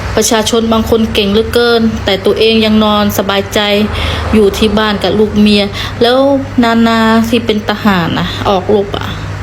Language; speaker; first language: Thai; non-native, fluent; Khmer